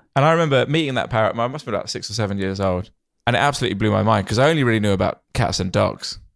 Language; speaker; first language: English; native; English